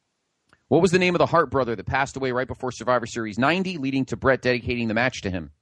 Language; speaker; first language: English; native; English